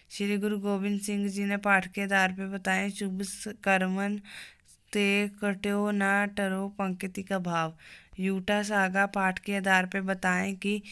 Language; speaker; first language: Hindi; non-native, local second language; Punjabi